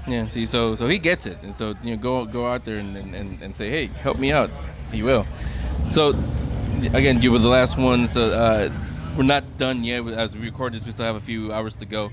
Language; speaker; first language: English; native; English